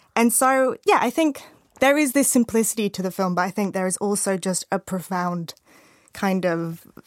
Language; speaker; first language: English; native; English